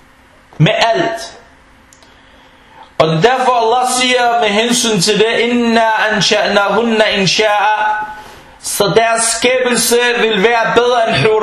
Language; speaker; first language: Danish; non-native, local second language; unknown